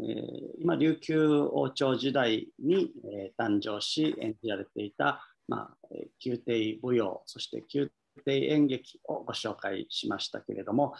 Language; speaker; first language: Japanese; native; Japanese